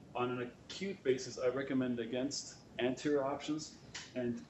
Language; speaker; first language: English; non-native, fluent; German